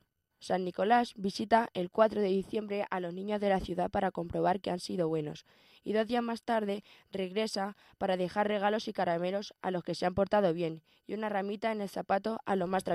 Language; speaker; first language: Spanish; native; Spanish